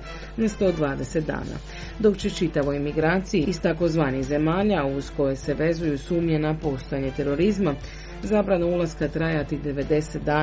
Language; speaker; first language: Croatian; native; Croatian